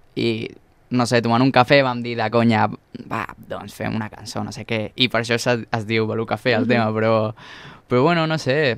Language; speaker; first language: Catalan; non-native, local second language; Spanish